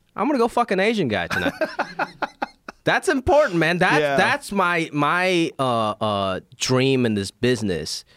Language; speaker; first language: English; non-native, local second language; Cantonese